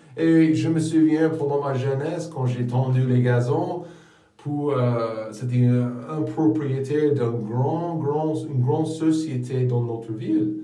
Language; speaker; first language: French; non-native, fluent; English